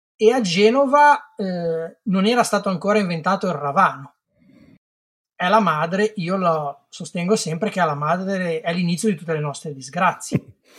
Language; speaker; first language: Italian; native; Italian